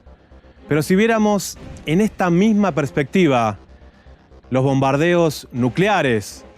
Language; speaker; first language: Spanish; native; Spanish